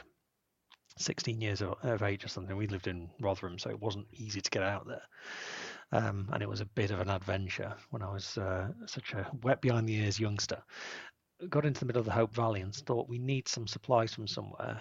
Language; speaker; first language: English; native; English